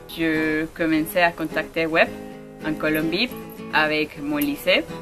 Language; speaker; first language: French; non-native, learner; Spanish